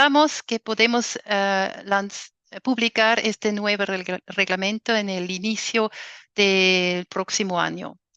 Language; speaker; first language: Spanish; non-native, fluent; German